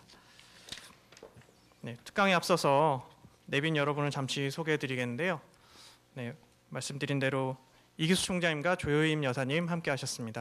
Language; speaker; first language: Korean; native; Korean